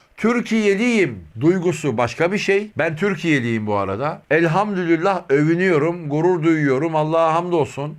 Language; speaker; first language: Turkish; native; Turkish